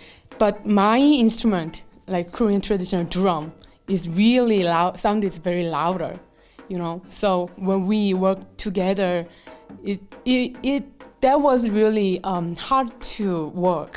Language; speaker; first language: English; non-native, learner; Korean